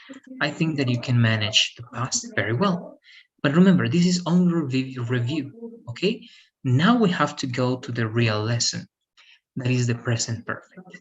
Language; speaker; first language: English; non-native, fluent; Spanish